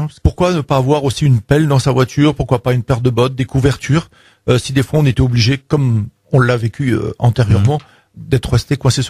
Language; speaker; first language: French; native; French